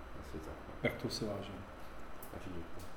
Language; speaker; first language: Czech; native; Czech